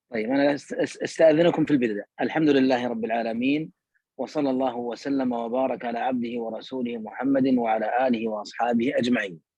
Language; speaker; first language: Arabic; native; Arabic